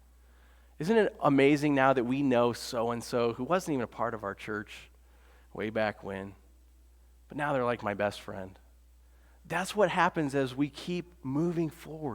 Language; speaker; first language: English; native; English